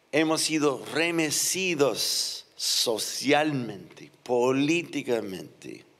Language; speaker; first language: Spanish; non-native, fluent; English